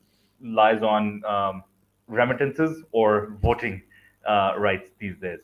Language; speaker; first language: English; non-native, local second language; Urdu